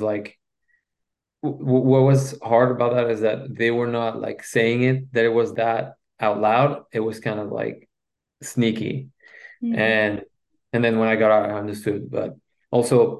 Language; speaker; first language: English; non-native, fluent; French